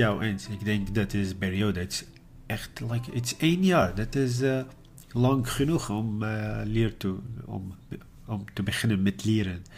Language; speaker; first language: Dutch; non-native, learner; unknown